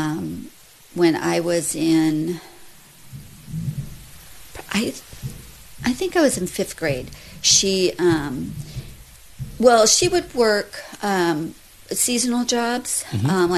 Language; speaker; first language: English; native; English